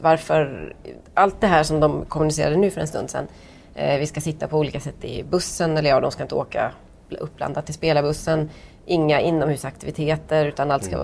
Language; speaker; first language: Swedish; native; Swedish